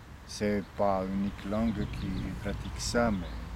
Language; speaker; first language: French; non-native, fluent; Serbian